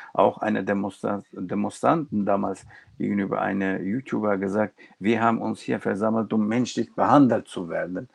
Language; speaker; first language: German; non-native, local second language; Turkish